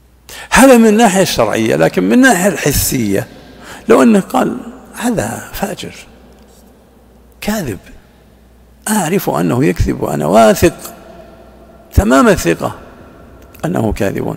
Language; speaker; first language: Arabic; native; Arabic